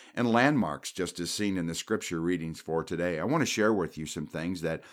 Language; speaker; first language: English; native; English